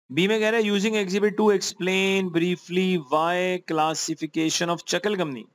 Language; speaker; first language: Urdu; native; Urdu